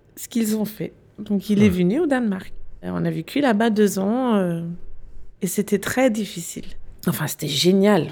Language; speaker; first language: French; non-native, fluent; Danish